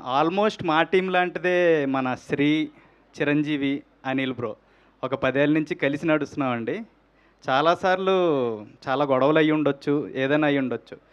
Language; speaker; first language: Telugu; native; Telugu